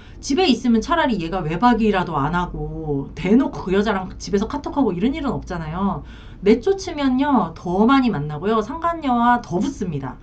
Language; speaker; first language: Korean; native; Korean